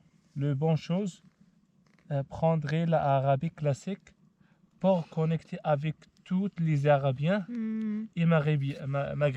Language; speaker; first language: French; non-native, learner; Arabic